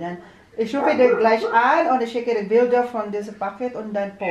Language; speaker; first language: German; non-native, learner; Filipino